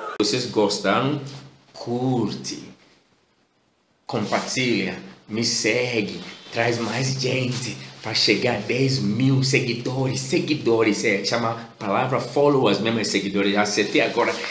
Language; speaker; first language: Portuguese; non-native, fluent; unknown